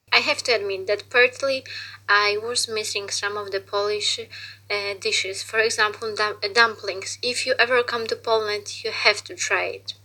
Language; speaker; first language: English; non-native, fluent; Polish